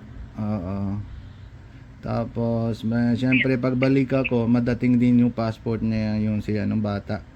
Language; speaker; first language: Filipino; non-native, learner; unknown